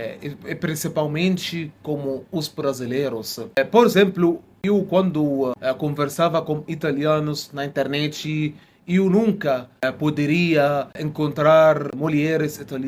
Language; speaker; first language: Portuguese; non-native, fluent; Arabic